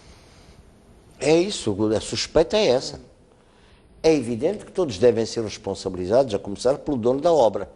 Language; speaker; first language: Portuguese; native; Portuguese